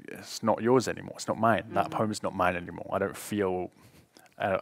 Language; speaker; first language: English; native; English